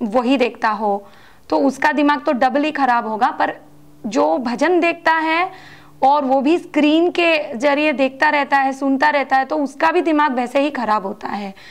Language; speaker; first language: Hindi; non-native, local second language; Marathi